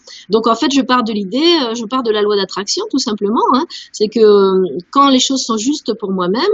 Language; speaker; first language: French; native; French